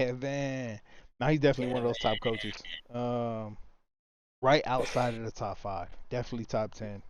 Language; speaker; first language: English; native; English